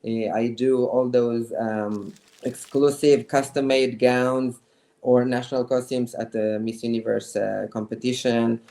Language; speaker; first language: English; non-native, fluent; Hebrew